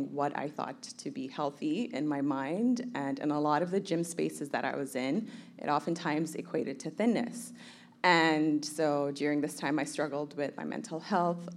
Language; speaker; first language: English; non-native, local second language; Somali